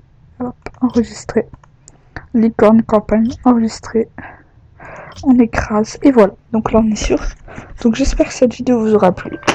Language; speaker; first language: French; native; French